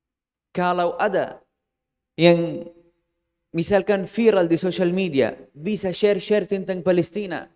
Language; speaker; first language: Indonesian; non-native, fluent; Arabic